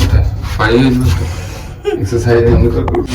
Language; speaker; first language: Hindi; non-native, local second language; Bangla